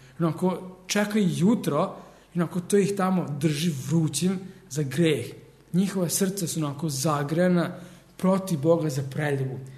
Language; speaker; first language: Serbian; early bilingual, heritage; Serbian